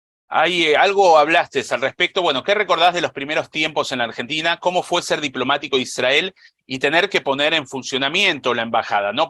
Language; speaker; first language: Spanish; native; Spanish